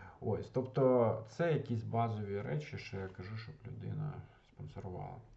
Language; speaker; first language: Ukrainian; non-native, local second language; Russian